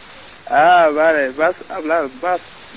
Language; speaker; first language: Spanish; non-native, learner; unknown